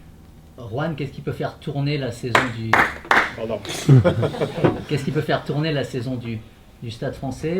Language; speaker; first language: French; native; French